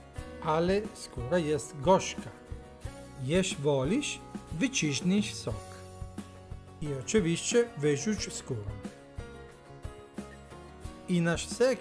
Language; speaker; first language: Polish; non-native, learner; Italian